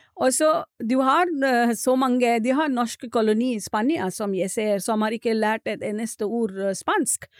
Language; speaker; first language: Norwegian; non-native, fluent; Marathi